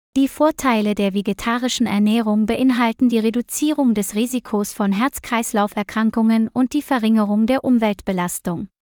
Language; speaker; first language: German; non-native, learner; Vietnamese